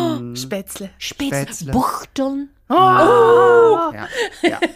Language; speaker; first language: German; non-native, fluent; English